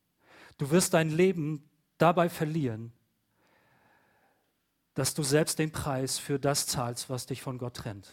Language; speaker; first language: German; native; German